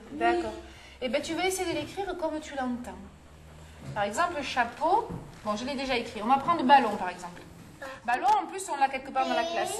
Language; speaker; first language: French; native; French